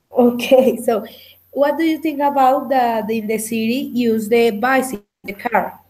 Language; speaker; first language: English; non-native, learner; Spanish